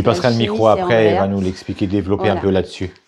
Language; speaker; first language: French; native; French